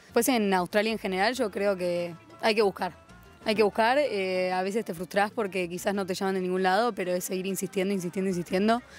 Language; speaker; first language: Spanish; native; Spanish